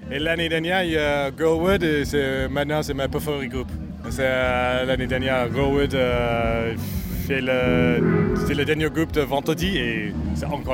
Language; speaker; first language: French; non-native, learner; English